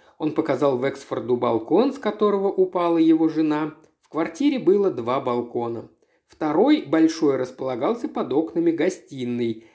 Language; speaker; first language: Russian; native; Russian